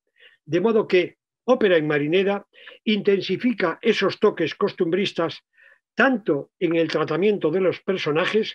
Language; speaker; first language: Spanish; native; Spanish